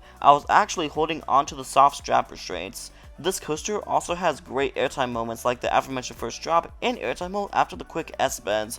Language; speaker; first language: English; native; English